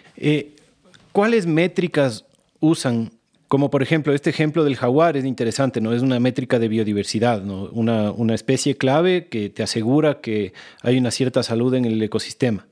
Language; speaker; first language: Spanish; native; Spanish